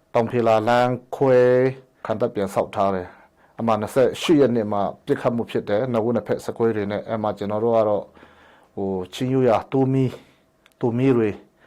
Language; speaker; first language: Burmese; non-native, local second language; Hakha Chin